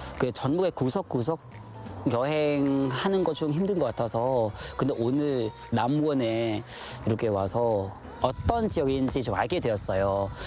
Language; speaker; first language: Korean; non-native, fluent; Vietnamese